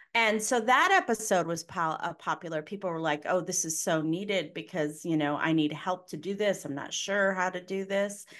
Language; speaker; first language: English; native; English